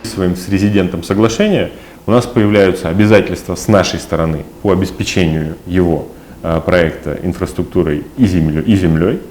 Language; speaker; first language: Russian; native; Russian